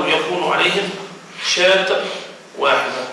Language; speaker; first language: Arabic; native; Arabic